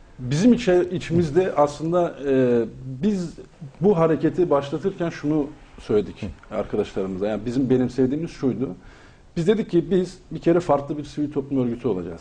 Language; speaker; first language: Turkish; native; Turkish